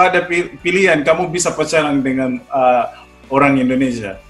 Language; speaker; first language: Indonesian; non-native, fluent; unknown